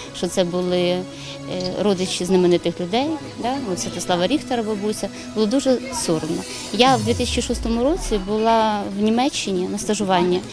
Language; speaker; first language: Ukrainian; native; Ukrainian